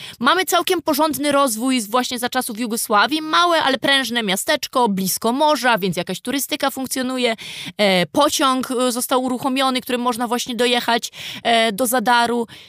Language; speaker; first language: Polish; native; Polish